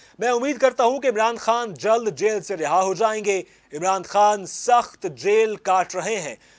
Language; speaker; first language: Urdu; native; Urdu